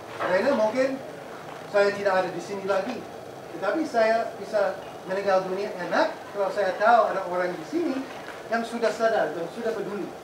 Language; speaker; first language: Indonesian; non-native, fluent; English